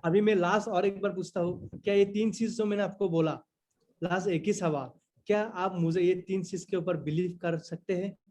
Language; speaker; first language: Hindi; non-native, local second language; Assamese